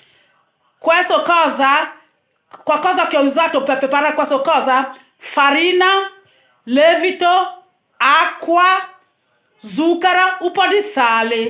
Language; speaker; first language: Italian; non-native, learner; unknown